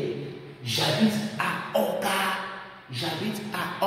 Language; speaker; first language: French; non-native, fluent; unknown